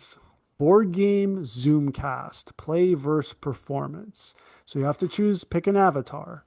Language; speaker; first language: English; native; English